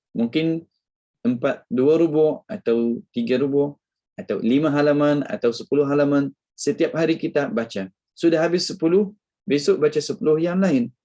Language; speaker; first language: Malay; non-native, fluent; Arabic